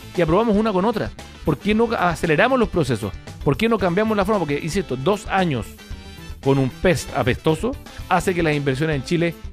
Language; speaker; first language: Spanish; native; Spanish